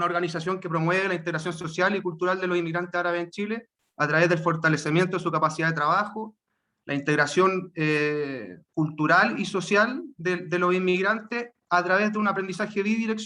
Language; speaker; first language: Spanish; native; Spanish